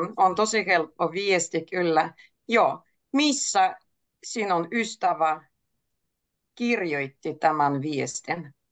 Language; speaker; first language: Finnish; native; Finnish